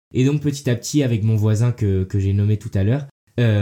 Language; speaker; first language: French; early bilingual, heritage; French